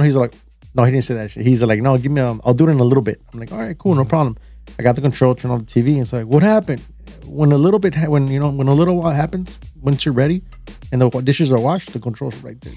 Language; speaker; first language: English; early bilingual, other home language; Spanish